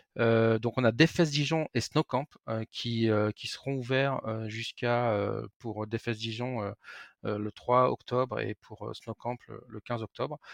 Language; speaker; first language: French; native; French